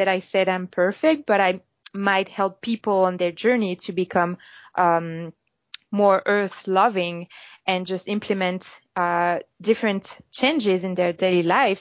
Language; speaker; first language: English; non-native, fluent; French